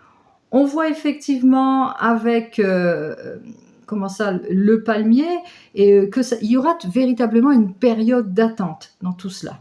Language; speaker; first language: French; native; French